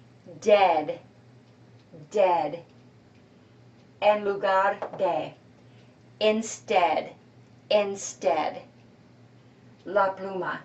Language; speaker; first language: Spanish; non-native, fluent; English